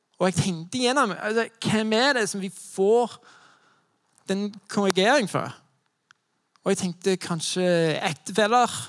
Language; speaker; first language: Norwegian; non-native, fluent; English